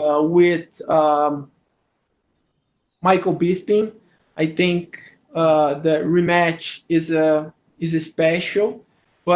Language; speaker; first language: English; non-native, learner; Portuguese